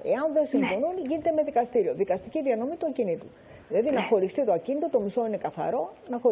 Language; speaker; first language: Greek; native; Greek